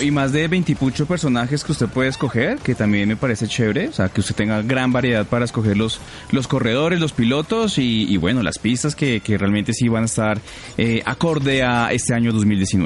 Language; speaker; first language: Spanish; native; Spanish